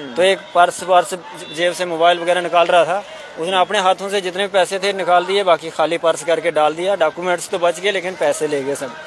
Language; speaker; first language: Hindi; native; Hindi